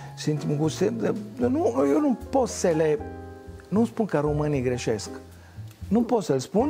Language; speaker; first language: Romanian; non-native, fluent; Italian